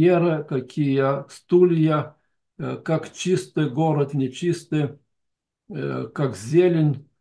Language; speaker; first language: Russian; non-native, fluent; Lithuanian